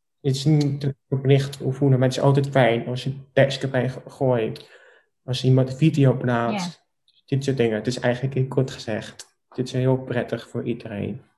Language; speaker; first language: Dutch; non-native, local second language; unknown